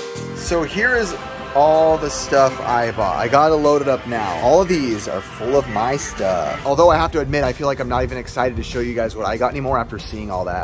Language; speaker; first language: English; native; English